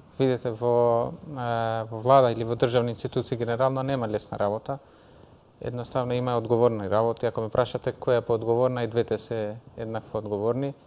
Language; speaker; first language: Macedonian; non-native, local second language; Albanian